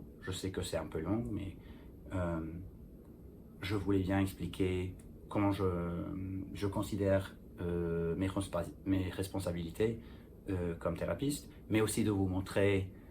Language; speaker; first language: French; non-native, fluent; English